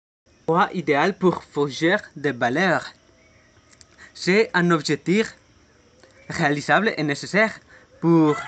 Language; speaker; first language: French; non-native, learner; Spanish